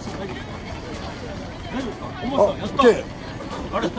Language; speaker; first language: Japanese; native; Japanese